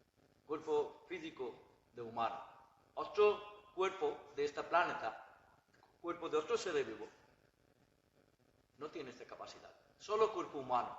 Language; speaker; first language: Spanish; non-native, learner; Bangla